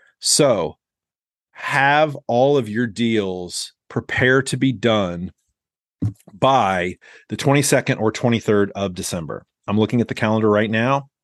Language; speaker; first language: English; native; English